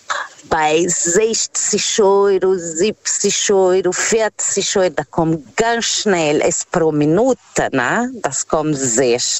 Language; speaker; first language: German; non-native, fluent; Portuguese